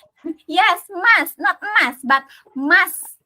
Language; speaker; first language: English; non-native, learner; Indonesian